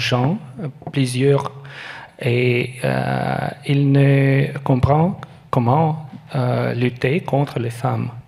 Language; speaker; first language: French; non-native, learner; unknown